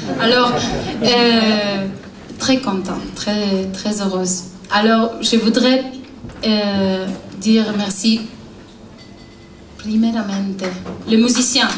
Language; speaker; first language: French; non-native, learner; Hebrew